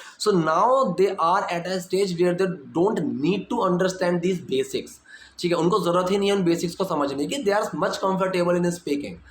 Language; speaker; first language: Hindi; native; Hindi